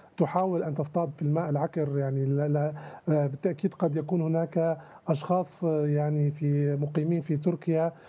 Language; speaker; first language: Arabic; native; Arabic